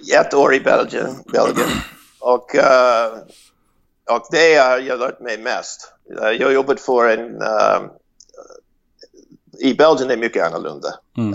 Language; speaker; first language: Swedish; non-native, fluent; English